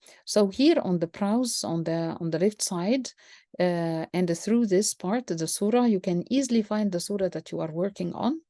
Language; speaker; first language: English; non-native, fluent; Arabic